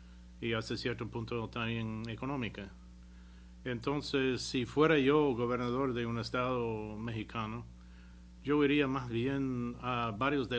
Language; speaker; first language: Spanish; non-native, fluent; English